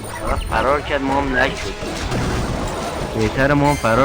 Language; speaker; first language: Persian; native; Persian